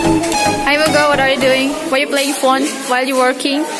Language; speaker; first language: English; non-native, learner; Indonesian